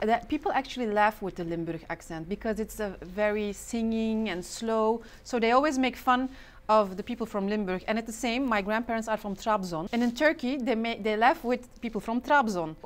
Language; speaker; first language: English; non-native, fluent; Turkish